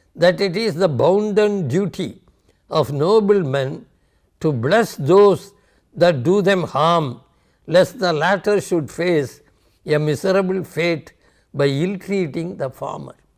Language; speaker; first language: English; non-native, local second language; Tamil